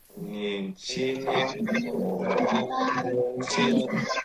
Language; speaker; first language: Chinese; non-native, learner; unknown